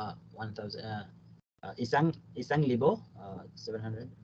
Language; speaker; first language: Filipino; non-native, learner; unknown